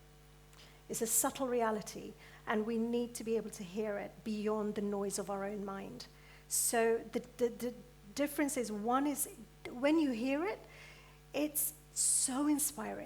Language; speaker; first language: English; early bilingual, other home language; Gujarati